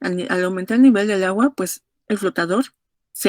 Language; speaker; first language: Spanish; native; Spanish